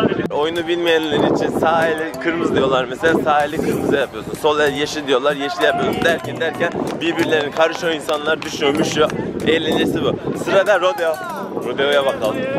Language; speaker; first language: Turkish; native; Turkish